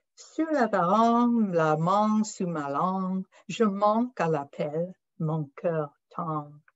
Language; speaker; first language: French; non-native, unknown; English